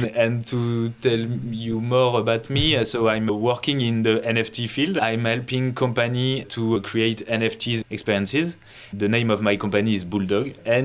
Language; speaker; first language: English; non-native, fluent; French